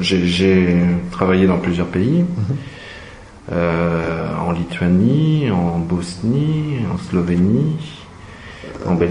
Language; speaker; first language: French; native; French